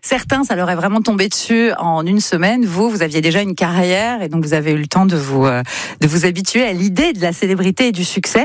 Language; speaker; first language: French; native; French